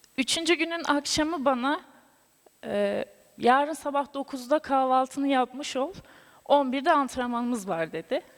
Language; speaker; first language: Turkish; native; Turkish